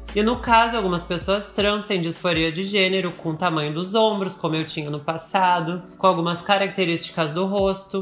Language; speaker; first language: Portuguese; native; Portuguese